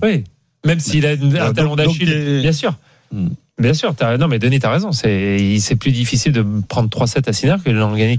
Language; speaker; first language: French; native; French